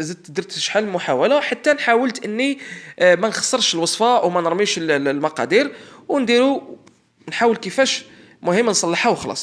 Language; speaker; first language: Arabic; native; Arabic